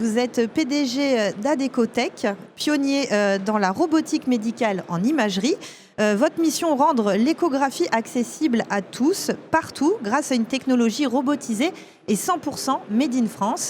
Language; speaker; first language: French; native; French